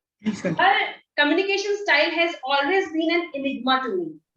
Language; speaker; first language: English; non-native, local second language; Hindi